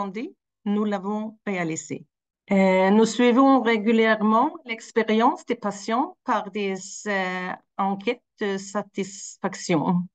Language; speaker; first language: French; non-native, fluent; Swedish